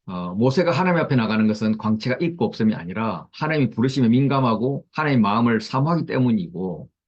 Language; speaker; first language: Korean; native; Korean